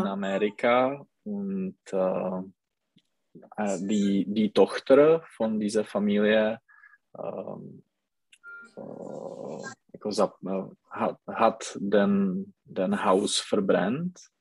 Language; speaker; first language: German; non-native, learner; Czech